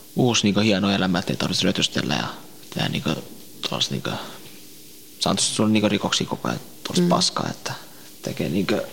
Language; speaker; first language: Finnish; early bilingual, other home language; Central Kurdish